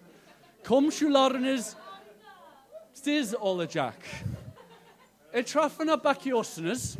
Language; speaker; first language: Turkish; non-native, fluent; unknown